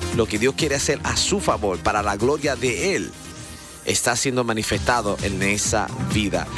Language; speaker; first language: Spanish; native; Spanish